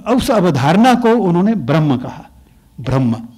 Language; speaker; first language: Hindi; native; Hindi